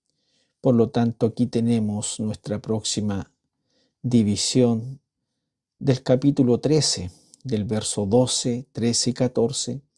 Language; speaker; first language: Spanish; native; Spanish